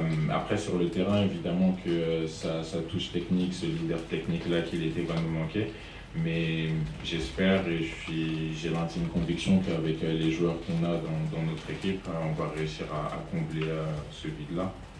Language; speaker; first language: French; native; French